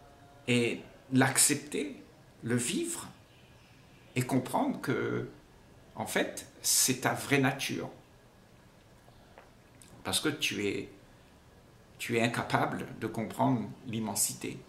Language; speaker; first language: French; native; French